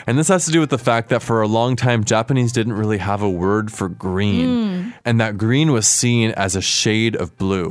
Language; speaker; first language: English; native; English